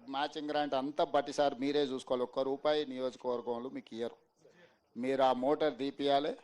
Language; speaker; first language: Telugu; native; Telugu